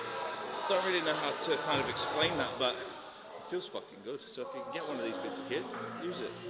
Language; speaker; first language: English; native; English